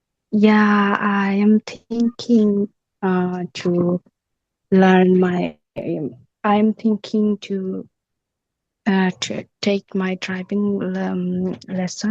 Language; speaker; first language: English; non-native, learner; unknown